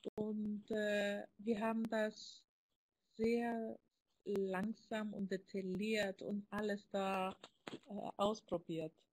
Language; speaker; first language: German; non-native, fluent; Greek